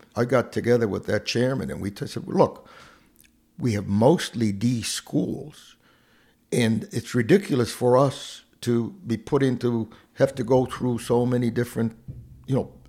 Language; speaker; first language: English; non-native, fluent; Hungarian